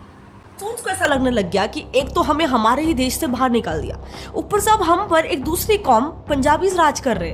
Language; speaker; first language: Hindi; native; Hindi